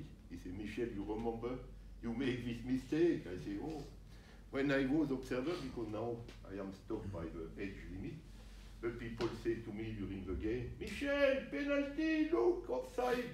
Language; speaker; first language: English; non-native, learner; French